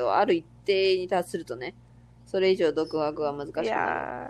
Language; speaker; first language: Japanese; non-native, fluent; English